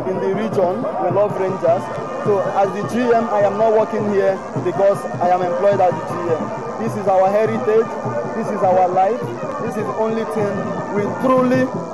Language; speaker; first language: English; non-native, local second language; Igbo